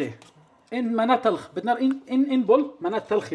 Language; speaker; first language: Mongolian; non-native, learner; Arabic